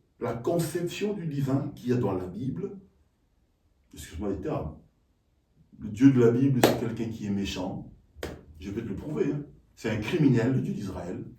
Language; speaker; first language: French; non-native, local second language; Lingala